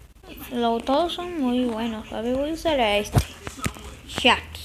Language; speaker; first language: Spanish; native; Spanish